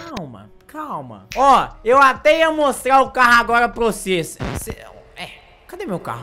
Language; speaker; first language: Portuguese; native; Portuguese